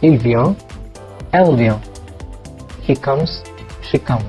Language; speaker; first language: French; non-native, fluent; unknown